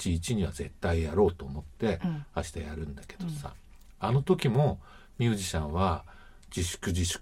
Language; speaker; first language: Japanese; native; Japanese